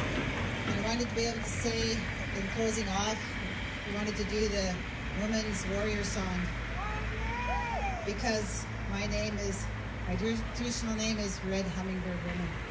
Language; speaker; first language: English; native; English